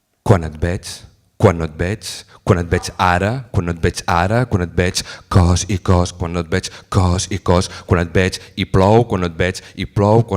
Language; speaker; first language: Catalan; native; Catalan